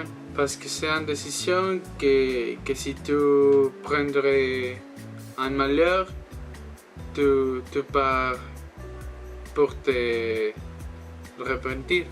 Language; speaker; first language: French; non-native, learner; Spanish